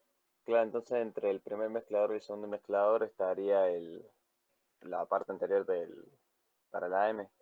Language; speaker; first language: Spanish; native; Spanish